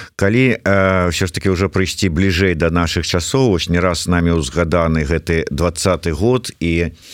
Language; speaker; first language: Belarusian; native; Belarusian